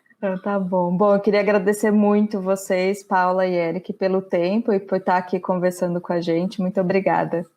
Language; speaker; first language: Portuguese; native; Portuguese